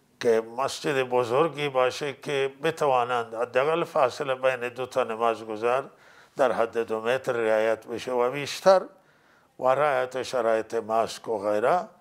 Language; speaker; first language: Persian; non-native, local second language; Baluchi